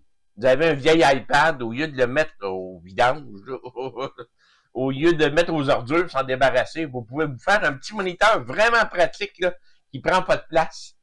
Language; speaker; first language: French; native; French